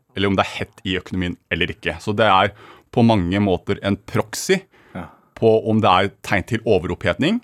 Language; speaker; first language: Norwegian; early bilingual, other home language; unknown